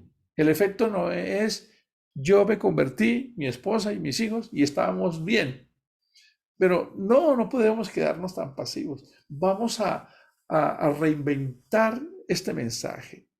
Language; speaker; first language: Spanish; native; Spanish